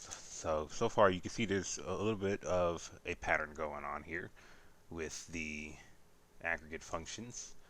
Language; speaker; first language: English; native; English